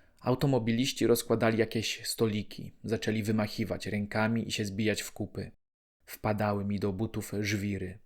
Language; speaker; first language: Polish; native; Polish